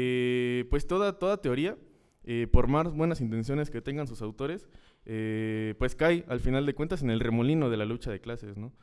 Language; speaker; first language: Spanish; native; Spanish